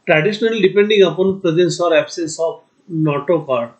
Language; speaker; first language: English; non-native, local second language; Marathi